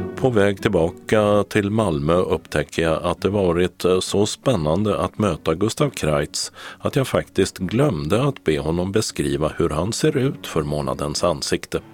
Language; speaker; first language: Swedish; native; Swedish